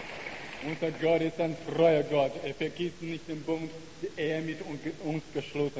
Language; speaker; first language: German; non-native, learner; Chinese